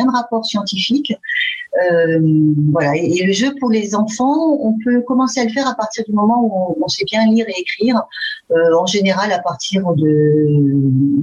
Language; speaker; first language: French; native; French